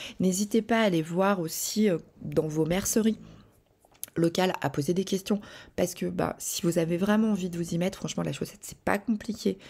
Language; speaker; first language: French; native; French